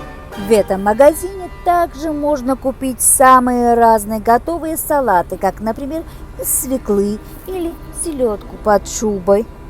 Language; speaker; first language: Russian; non-native, local second language; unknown